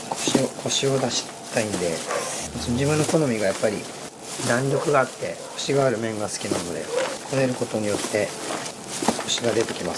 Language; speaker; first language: Japanese; native; Japanese